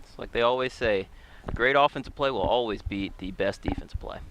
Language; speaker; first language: English; native; English